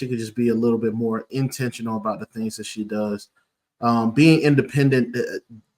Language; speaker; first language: English; native; English